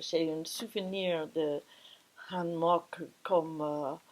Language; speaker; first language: French; non-native, fluent; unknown